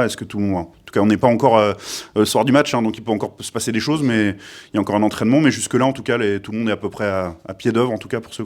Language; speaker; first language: French; native; French